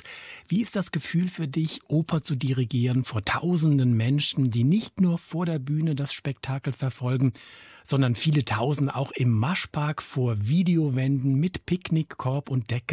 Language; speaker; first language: German; native; German